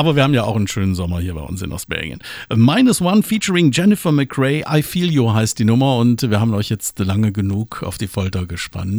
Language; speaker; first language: German; native; German